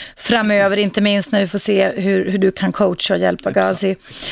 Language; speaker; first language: Swedish; native; Swedish